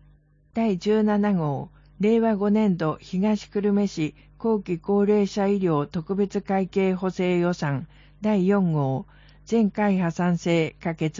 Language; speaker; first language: Japanese; native; Japanese